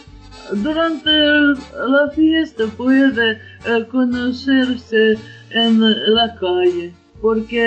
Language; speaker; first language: Spanish; non-native, learner; Ukrainian